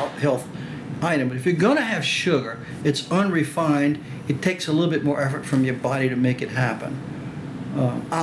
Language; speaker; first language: English; early bilingual, other home language; French